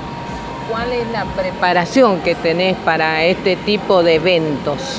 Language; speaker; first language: Spanish; native; Spanish